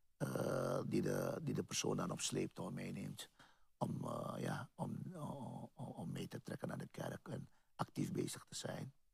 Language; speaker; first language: Dutch; native; Dutch